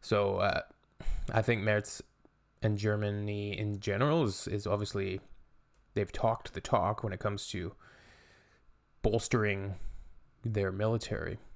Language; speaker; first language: English; native; English